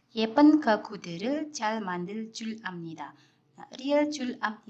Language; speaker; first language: Korean; non-native, fluent; Indonesian